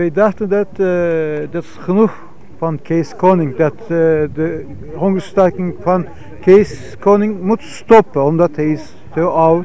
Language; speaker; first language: Dutch; non-native, fluent; Turkish